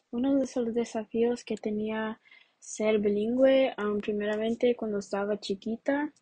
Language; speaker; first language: Spanish; early bilingual, heritage; Spanish